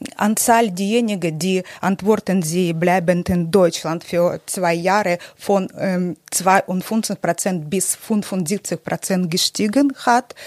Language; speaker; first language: German; non-native, learner; Ukrainian